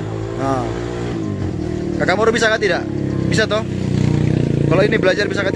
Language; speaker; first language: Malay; non-native, local second language; Javanese